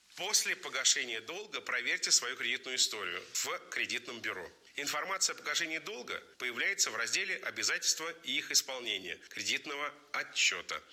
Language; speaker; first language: Russian; native; Russian